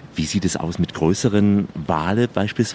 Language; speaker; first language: German; native; German